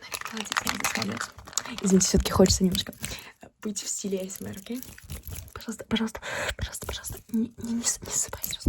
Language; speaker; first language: Russian; early bilingual, heritage; Russian